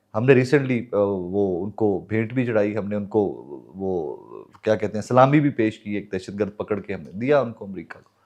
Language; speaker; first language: Urdu; non-native, local second language; Punjabi